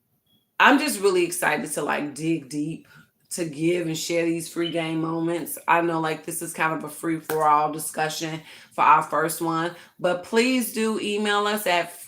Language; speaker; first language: English; native; English